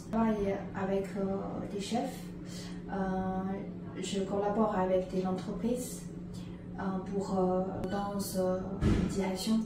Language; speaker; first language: French; non-native, fluent; Chinese